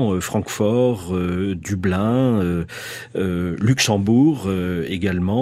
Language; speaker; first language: French; native; French